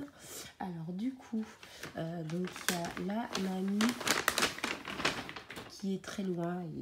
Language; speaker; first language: French; native; French